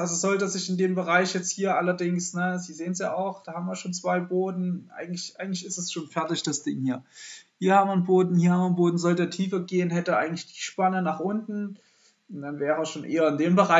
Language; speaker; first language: German; native; German